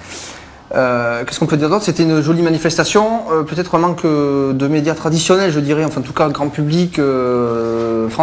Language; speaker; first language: French; native; French